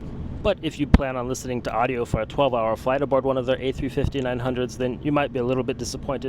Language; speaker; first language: English; native; English